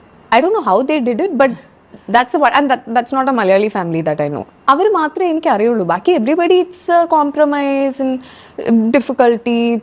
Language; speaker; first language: English; non-native, local second language; Malayalam